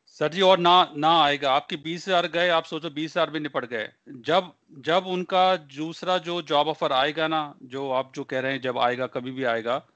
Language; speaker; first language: Hindi; non-native, local second language; Punjabi